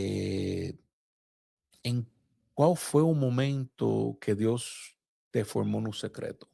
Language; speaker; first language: Portuguese; non-native, fluent; Spanish